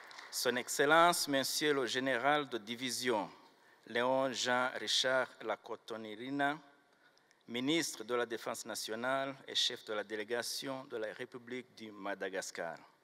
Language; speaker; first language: French; non-native, local second language; Kinyarwanda